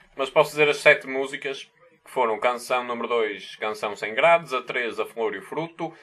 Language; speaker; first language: Portuguese; native; Portuguese